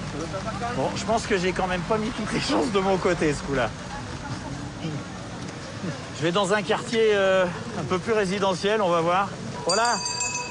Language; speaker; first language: French; native; French